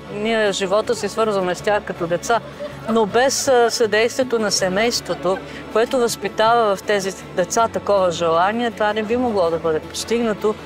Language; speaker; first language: Bulgarian; early bilingual, heritage; Bulgarian